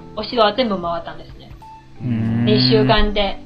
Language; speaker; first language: Japanese; non-native, fluent; Chinese